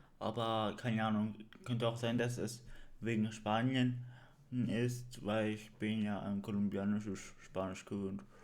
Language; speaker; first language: German; early bilingual, other home language; Spanish